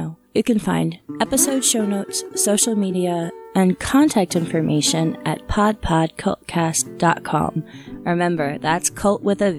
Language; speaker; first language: English; native; English